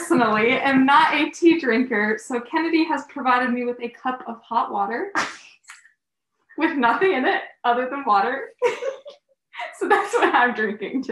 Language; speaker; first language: English; native; English